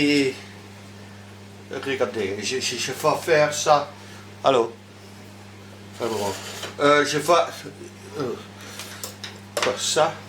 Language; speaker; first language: French; non-native, learner; Dutch